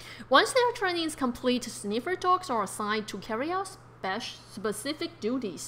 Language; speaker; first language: English; non-native, fluent; Chinese